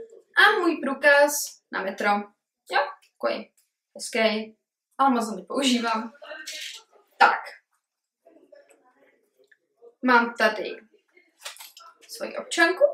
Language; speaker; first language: Czech; early bilingual, heritage; Czech